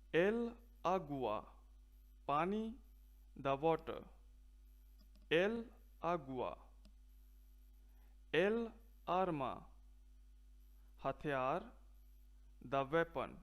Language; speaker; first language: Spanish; non-native, fluent; Punjabi